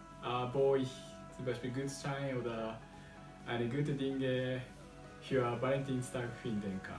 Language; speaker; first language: German; non-native, learner; Japanese